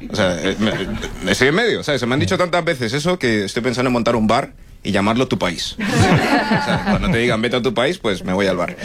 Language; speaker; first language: Spanish; early bilingual, other home language; English